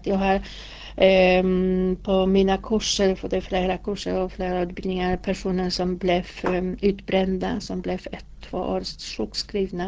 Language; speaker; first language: Swedish; non-native, fluent; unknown